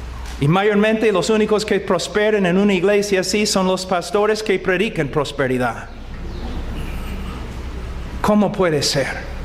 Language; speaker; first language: Spanish; non-native, fluent; English